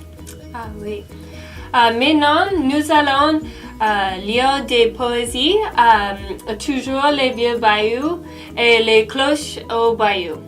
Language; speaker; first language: French; non-native, learner; English